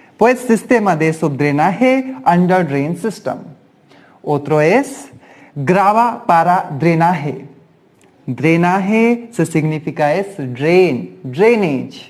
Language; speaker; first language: Spanish; non-native, learner; Hindi